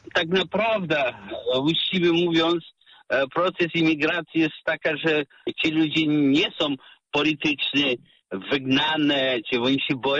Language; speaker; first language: Polish; non-native, fluent; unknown